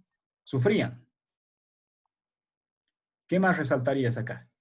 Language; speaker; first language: Spanish; native; Spanish